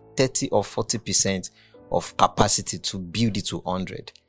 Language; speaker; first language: English; non-native, local second language; Yoruba